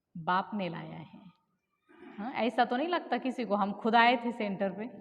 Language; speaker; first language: Hindi; non-native, local second language; Marathi